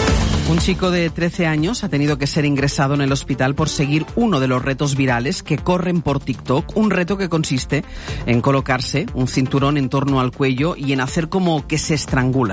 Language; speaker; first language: Spanish; native; Spanish